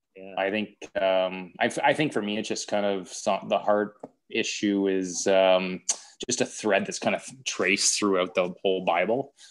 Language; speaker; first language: English; native; English